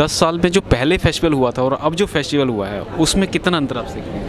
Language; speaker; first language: Hindi; native; Hindi